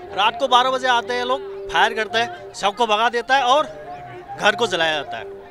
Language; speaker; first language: Hindi; non-native, local second language; Manipuri